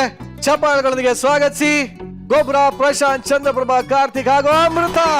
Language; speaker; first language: Kannada; native; Kannada